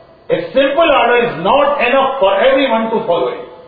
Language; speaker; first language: English; non-native, fluent; Urdu